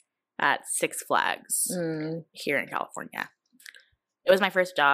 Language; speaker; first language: English; native; English